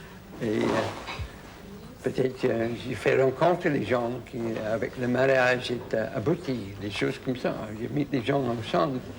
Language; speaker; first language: French; non-native, fluent; English